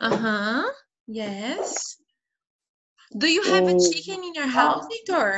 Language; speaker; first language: English; non-native, fluent; Portuguese